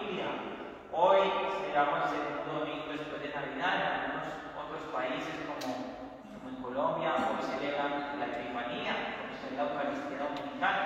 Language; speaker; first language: Spanish; native; Spanish